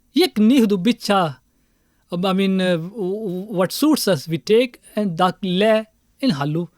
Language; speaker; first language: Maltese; non-native, fluent; Urdu